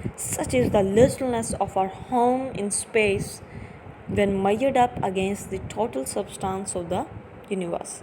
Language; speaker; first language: English; non-native, local second language; Urdu